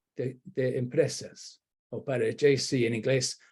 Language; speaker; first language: Spanish; non-native, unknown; English